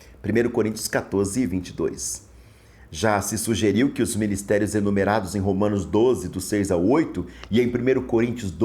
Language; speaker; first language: Portuguese; native; Portuguese